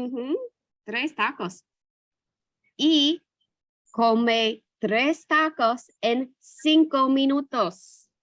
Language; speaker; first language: Spanish; non-native, fluent; English